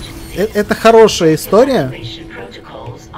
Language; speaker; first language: Russian; native; Russian